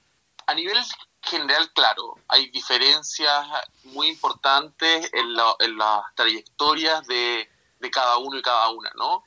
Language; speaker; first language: Spanish; native; Spanish